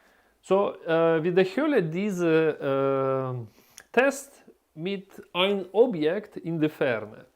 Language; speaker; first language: German; non-native, learner; Russian